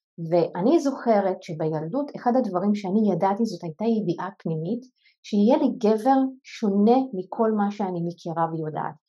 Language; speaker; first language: Hebrew; non-native, local second language; Arabic